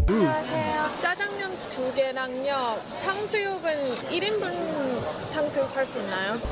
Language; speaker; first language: Korean; early bilingual, heritage; English